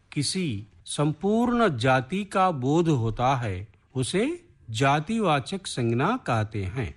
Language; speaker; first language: Hindi; non-native, local second language; Telugu